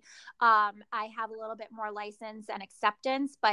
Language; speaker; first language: English; native; English